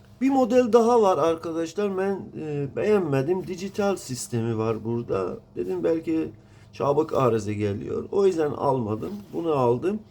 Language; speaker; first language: Turkish; non-native, learner; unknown